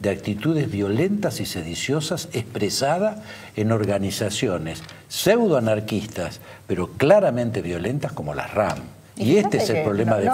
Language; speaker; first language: Spanish; native; Spanish